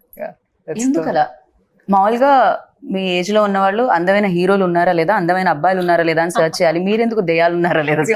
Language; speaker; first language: Telugu; native; Telugu